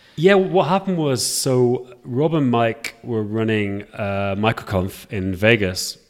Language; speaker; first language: English; native; English